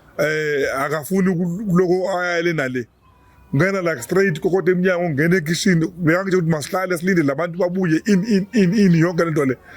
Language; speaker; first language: Zulu; native; Zulu